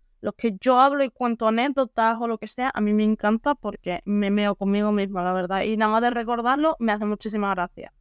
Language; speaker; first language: Spanish; native; Spanish